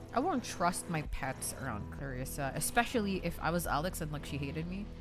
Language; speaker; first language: English; non-native, local second language; Filipino